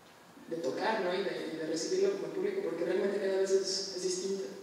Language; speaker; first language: Spanish; native; Spanish